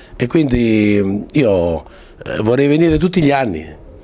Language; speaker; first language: Italian; native; Italian